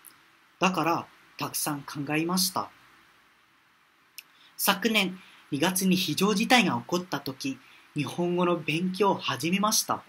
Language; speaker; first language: Japanese; non-native, fluent; Malay